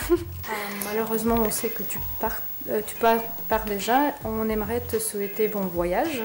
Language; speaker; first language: French; non-native, fluent; Ukrainian